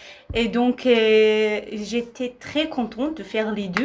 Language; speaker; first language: French; non-native, learner; Arabic